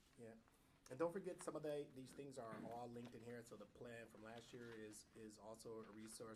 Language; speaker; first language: English; native; English